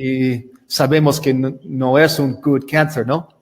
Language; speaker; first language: Spanish; non-native, learner; English